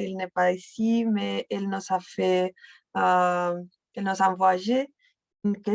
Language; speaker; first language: French; non-native, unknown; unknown